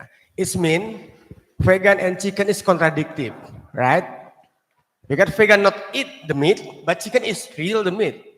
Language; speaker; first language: English; non-native, learner; Indonesian